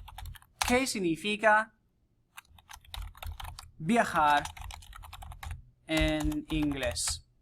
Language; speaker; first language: Spanish; non-native, fluent; English